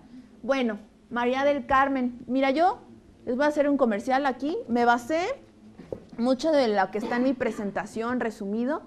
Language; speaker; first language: Spanish; native; Spanish